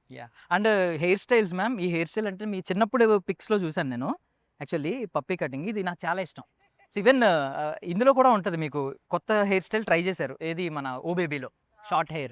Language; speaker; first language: Telugu; native; Telugu